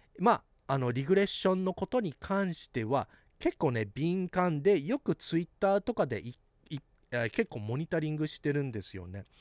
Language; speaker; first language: Japanese; early bilingual, heritage; Japanese